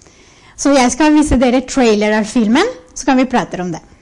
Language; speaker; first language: Norwegian; non-native, fluent; Spanish